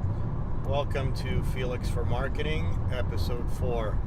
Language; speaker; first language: English; native; English